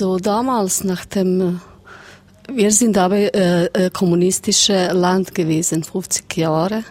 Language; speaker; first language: German; non-native, learner; Serbian